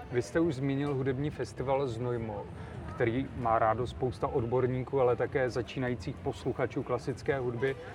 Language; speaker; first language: Czech; native; Czech